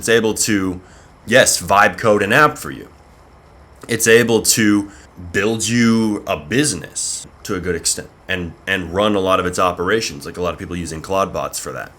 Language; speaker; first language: English; native; English